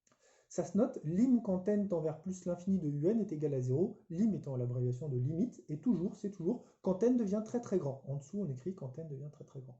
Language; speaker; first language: French; native; French